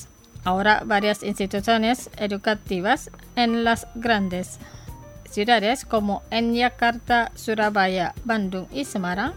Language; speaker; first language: Spanish; non-native, fluent; Indonesian